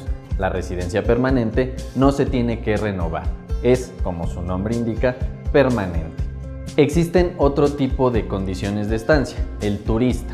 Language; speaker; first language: Spanish; native; Spanish